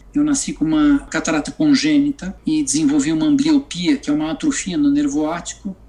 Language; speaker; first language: Portuguese; native; Portuguese